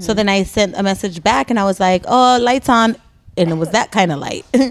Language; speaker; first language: English; early bilingual, other home language; Spanish